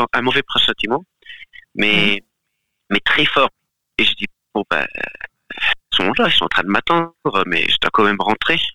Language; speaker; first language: French; non-native, fluent; Galician